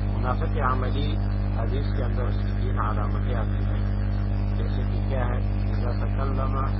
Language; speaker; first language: Urdu; non-native, local second language; Pashto